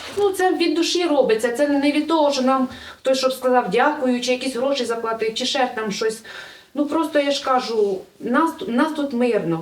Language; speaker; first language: Ukrainian; native; Ukrainian